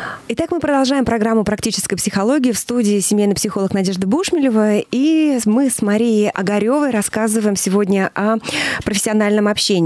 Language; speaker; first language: Russian; native; Russian